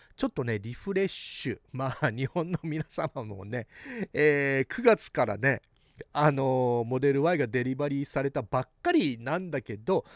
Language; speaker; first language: Japanese; early bilingual, heritage; Japanese